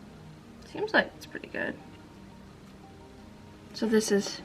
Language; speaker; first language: English; native; English